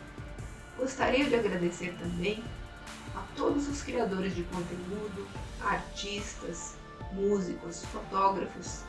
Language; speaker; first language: Portuguese; native; Portuguese